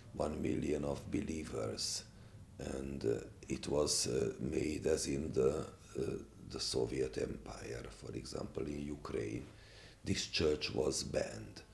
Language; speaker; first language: English; non-native, fluent; Hungarian